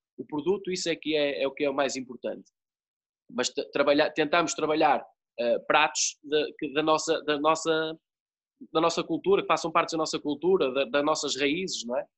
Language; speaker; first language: Portuguese; native; Portuguese